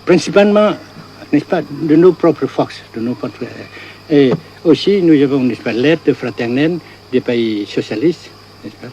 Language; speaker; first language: French; non-native, fluent; Vietnamese